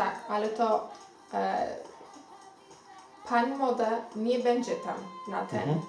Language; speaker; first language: Polish; non-native, learner; Xhosa